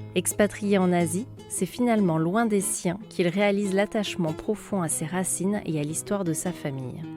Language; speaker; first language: French; native; French